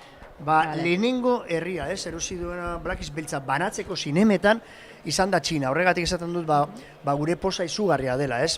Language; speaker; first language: Basque; native; Basque